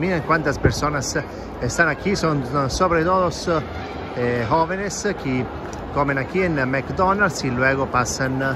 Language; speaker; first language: Spanish; non-native, fluent; Italian